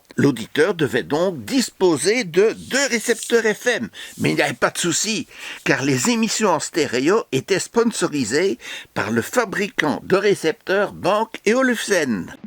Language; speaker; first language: French; native; French